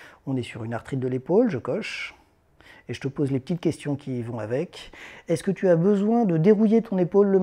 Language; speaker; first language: French; native; French